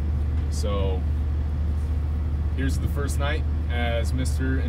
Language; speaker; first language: English; native; English